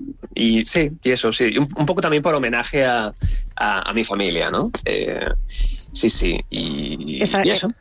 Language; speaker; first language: Spanish; native; Spanish